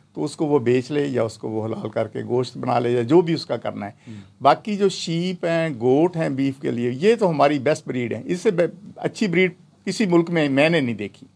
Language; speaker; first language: Urdu; non-native, local second language; Punjabi